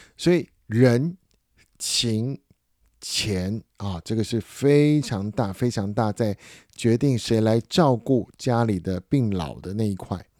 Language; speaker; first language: Chinese; native; Chinese